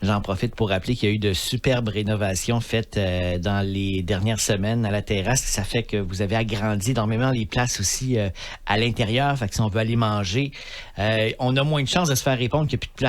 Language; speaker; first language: French; native; French